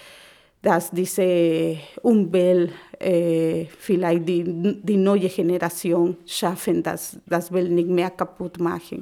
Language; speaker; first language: German; non-native, learner; Spanish